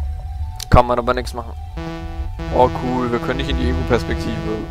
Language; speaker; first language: German; native; German